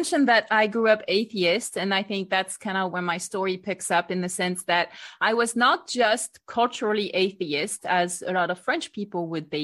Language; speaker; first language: English; non-native, fluent; French